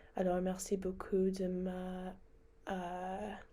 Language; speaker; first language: French; non-native, learner; English